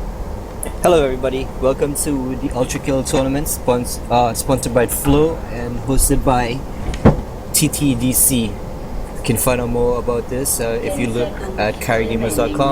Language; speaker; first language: English; native; English